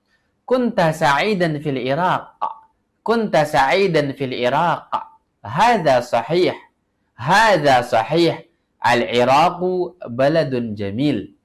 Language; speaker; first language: Arabic; non-native, fluent; Indonesian